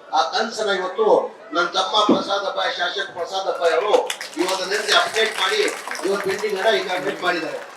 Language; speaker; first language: Kannada; non-native, local second language; Urdu